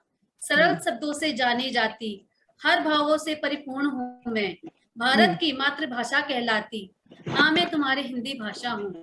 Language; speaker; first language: Hindi; native; Hindi